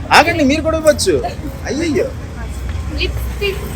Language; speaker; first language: Telugu; native; Telugu